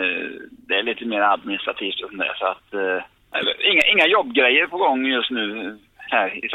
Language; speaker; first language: Swedish; native; Swedish